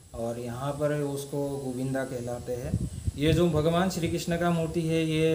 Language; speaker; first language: Hindi; non-native, local second language; Assamese